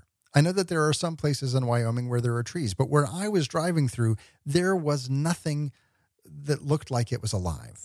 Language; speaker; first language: English; native; English